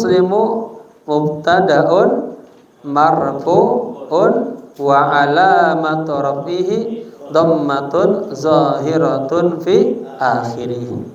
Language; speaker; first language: Arabic; non-native, fluent; Indonesian